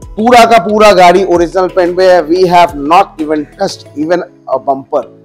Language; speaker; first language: Hindi; native; Hindi